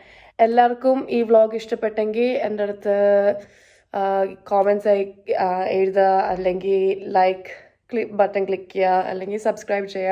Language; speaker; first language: Malayalam; early bilingual, heritage; Malayalam